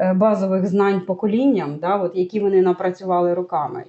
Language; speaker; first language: Ukrainian; native; Ukrainian